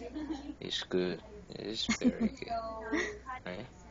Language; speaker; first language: English; non-native, learner; Korean